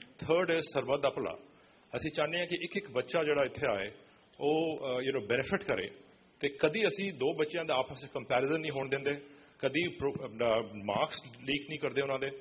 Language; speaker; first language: Punjabi; early bilingual, other home language; English